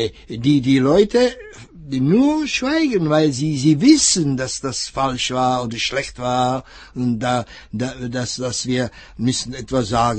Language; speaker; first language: German; non-native, fluent; Czech